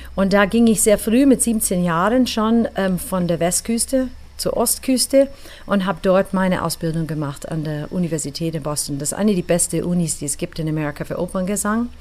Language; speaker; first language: German; non-native, fluent; English